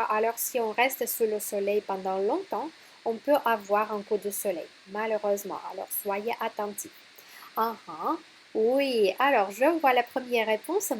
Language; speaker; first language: French; non-native, fluent; Russian